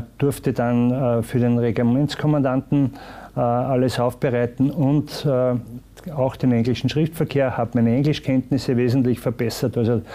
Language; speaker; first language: German; native; German